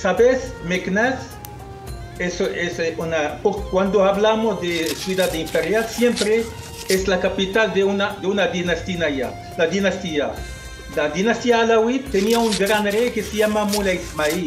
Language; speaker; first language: Spanish; non-native, fluent; Arabic